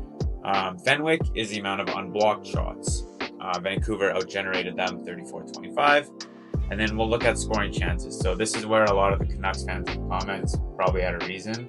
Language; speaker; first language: English; native; English